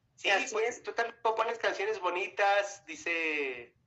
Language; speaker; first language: Spanish; native; Spanish